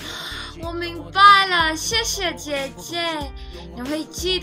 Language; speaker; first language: Chinese; non-native, learner; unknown